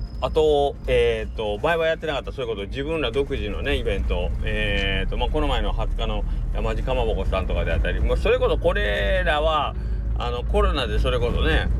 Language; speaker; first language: Japanese; native; Japanese